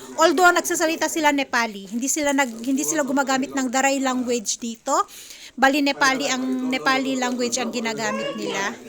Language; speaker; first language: Filipino; native; Filipino